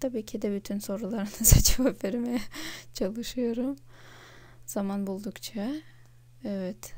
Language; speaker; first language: Turkish; non-native, fluent; Russian